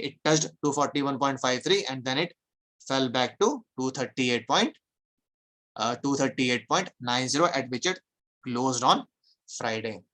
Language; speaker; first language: English; non-native, local second language; Hindi